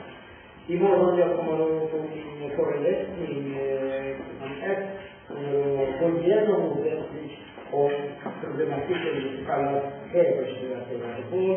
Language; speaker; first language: Swedish; non-native, fluent; Persian